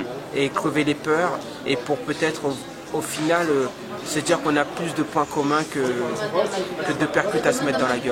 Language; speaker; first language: French; native; French